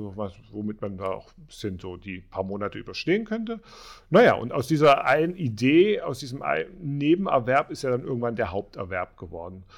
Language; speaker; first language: German; native; German